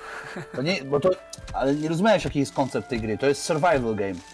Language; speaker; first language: Polish; native; Polish